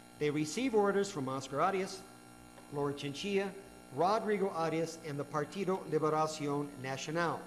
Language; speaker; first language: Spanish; non-native, learner; English